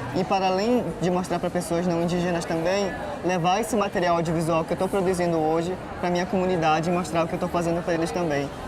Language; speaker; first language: Portuguese; non-native, local second language; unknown